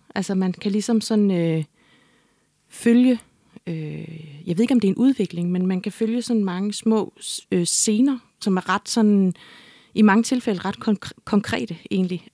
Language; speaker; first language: Danish; native; Danish